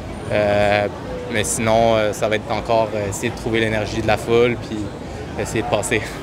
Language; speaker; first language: French; native; French